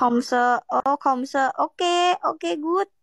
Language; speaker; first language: Vietnamese; non-native, learner; Indonesian